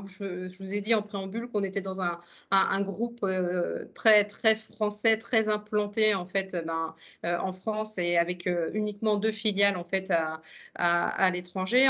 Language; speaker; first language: French; native; French